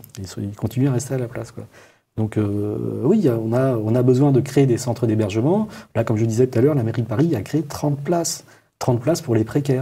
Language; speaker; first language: French; native; French